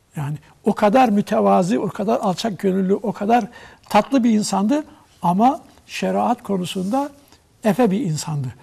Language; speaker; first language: Turkish; native; Turkish